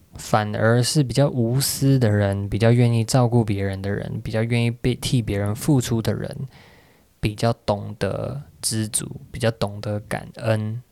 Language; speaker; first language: Chinese; early bilingual, other home language; English